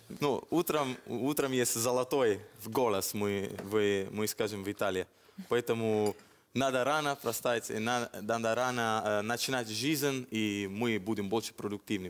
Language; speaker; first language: Russian; non-native, learner; Italian